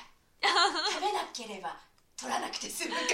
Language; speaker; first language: Japanese; native; Japanese